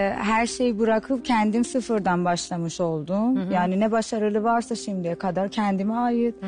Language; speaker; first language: Turkish; non-native, fluent; Persian